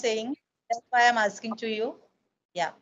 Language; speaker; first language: English; non-native, learner; Hindi